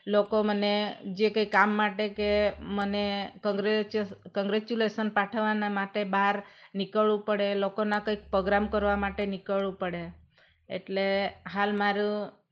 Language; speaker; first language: Gujarati; non-native, local second language; Gamit